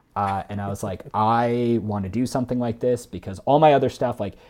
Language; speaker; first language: English; native; English